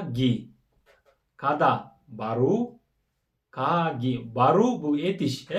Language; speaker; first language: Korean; non-native, fluent; Kyrgyz